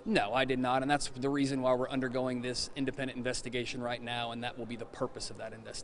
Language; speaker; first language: English; native; English